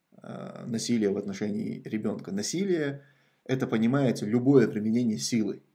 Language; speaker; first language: Russian; non-native, local second language; Chechen